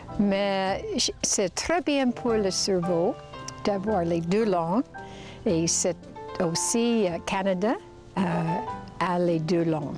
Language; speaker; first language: French; non-native, fluent; English